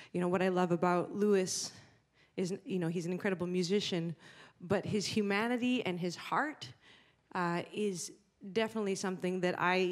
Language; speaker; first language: English; native; English